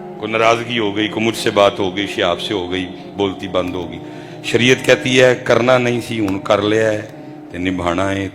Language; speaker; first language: Urdu; non-native, local second language; Punjabi